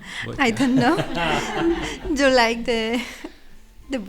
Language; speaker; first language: English; non-native, learner; Spanish